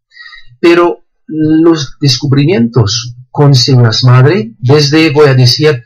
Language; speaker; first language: Spanish; non-native, fluent; French